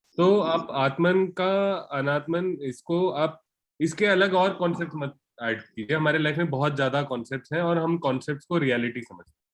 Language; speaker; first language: Hindi; non-native, local second language; Marathi